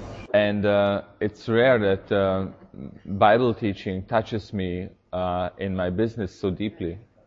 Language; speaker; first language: English; non-native, fluent; Hungarian